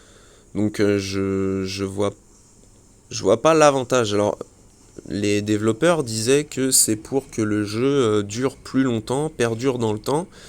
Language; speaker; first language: French; native; French